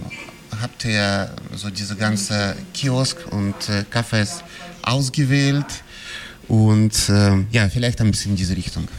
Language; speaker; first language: German; non-native, fluent; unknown